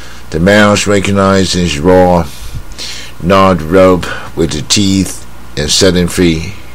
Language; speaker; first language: English; non-native, fluent; Chinese